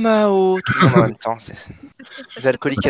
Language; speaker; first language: French; native; French